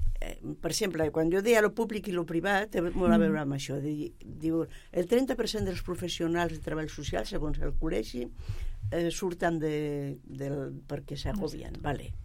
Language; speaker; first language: Catalan; non-native, local second language; Spanish